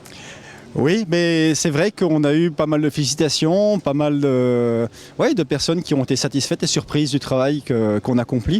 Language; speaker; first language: French; native; French